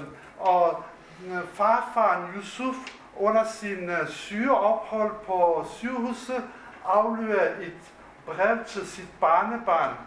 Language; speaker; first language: Danish; non-native, fluent; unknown